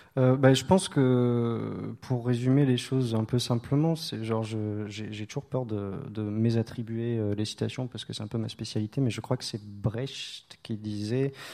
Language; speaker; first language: French; non-native, fluent; English